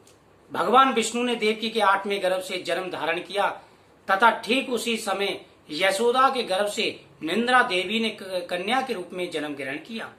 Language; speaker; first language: Hindi; native; Hindi